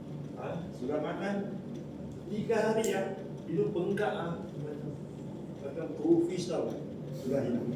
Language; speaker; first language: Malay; non-native, local second language; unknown